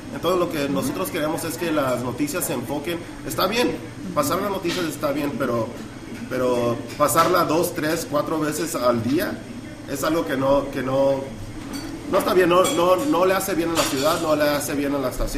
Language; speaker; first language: Spanish; early bilingual, heritage; Spanish